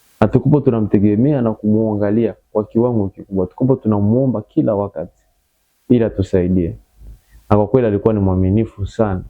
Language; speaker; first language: Swahili; native; Swahili